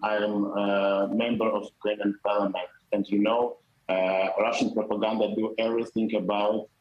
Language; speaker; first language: English; non-native, learner; Ukrainian